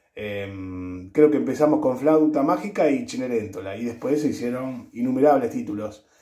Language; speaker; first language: Spanish; native; Spanish